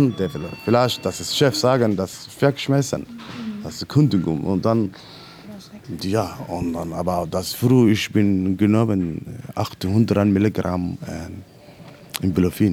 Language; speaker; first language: German; non-native, learner; Somali